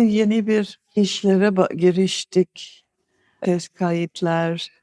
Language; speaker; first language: Turkish; non-native, fluent; English